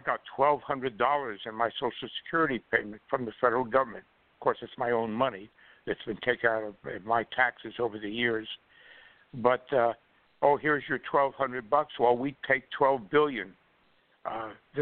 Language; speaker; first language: English; native; English